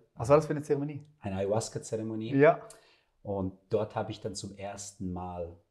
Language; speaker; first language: German; non-native, fluent; Serbian